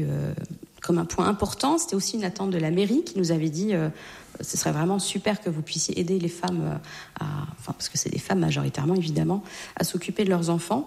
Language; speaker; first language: French; native; French